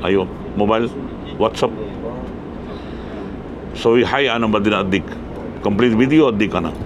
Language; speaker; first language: Arabic; non-native, learner; Urdu